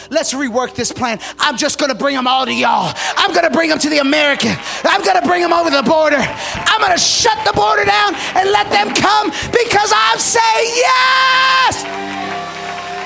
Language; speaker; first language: English; native; English